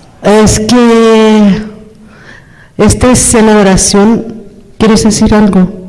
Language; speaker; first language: Spanish; non-native, fluent; English